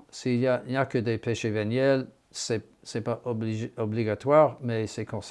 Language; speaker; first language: French; non-native, fluent; English